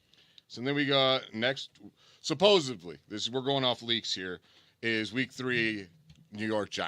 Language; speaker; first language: English; native; English